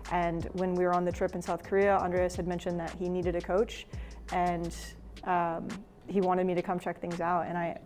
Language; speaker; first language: English; native; English